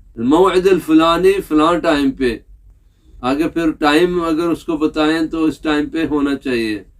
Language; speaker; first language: Urdu; native; Urdu